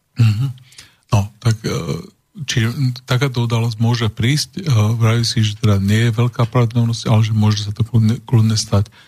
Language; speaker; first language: Slovak; native; Slovak